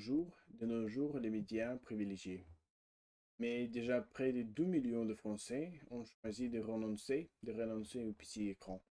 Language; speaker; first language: French; non-native, learner; Russian